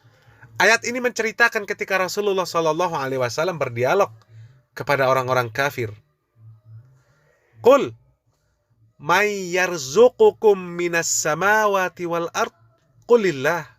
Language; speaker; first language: Indonesian; native; Indonesian